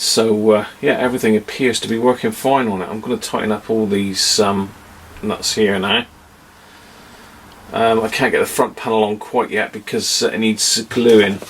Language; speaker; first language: English; native; English